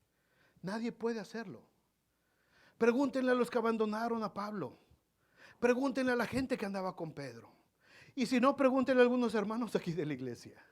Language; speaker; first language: Spanish; native; Spanish